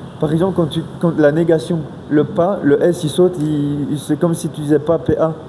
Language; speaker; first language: French; native; French